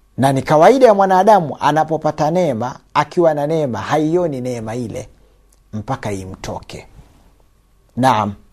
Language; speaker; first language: Swahili; native; Swahili